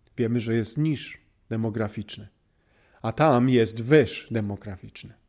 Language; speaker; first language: Polish; native; Polish